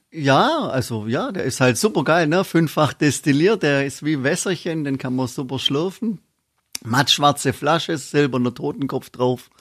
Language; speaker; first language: German; native; German